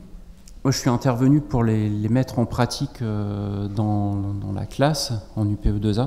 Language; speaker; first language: French; native; French